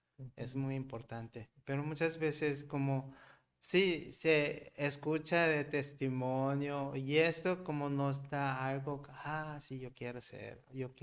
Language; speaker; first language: Spanish; non-native, learner; Korean